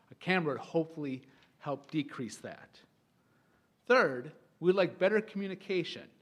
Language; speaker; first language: English; native; English